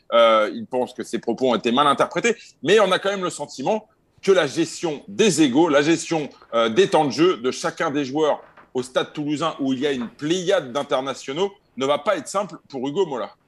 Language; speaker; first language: French; native; French